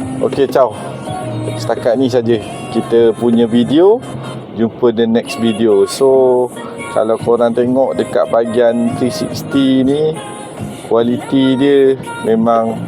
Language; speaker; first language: Malay; native; Malay